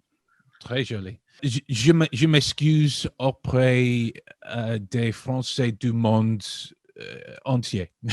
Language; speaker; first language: French; non-native, learner; English